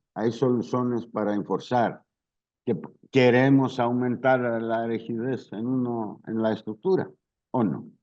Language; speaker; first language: Spanish; non-native, learner; Greek